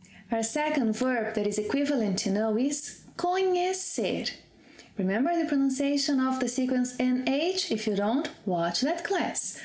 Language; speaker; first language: English; non-native, fluent; Portuguese